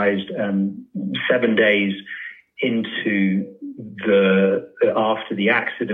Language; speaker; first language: English; native; English